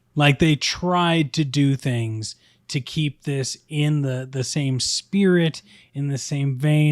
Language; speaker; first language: English; native; English